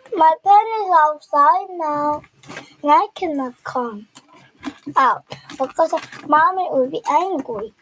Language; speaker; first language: English; non-native, learner; Korean